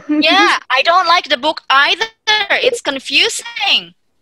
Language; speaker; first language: English; non-native, fluent; Indonesian